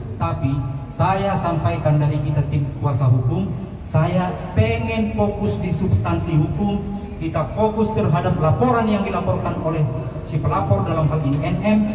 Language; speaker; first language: Indonesian; non-native, local second language; Batak Toba